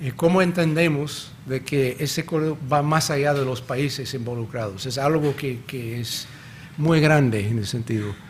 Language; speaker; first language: Spanish; non-native, fluent; English